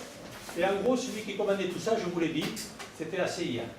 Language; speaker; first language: French; native; French